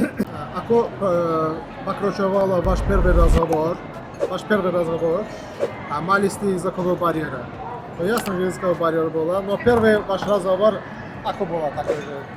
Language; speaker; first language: Slovak; non-native, learner; Azerbaijani